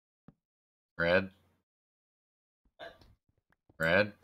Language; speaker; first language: English; native; English